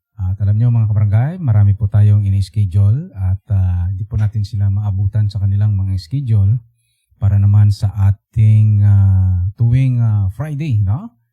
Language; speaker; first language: Filipino; non-native, local second language; Aklanon